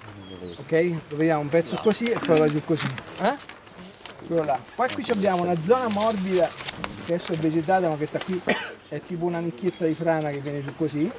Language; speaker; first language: Italian; native; Italian